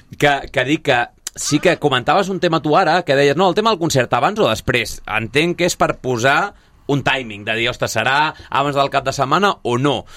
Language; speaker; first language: Catalan; native; Catalan